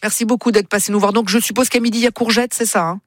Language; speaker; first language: French; native; French